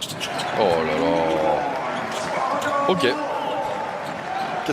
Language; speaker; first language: French; native; French